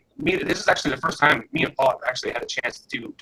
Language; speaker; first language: English; native; English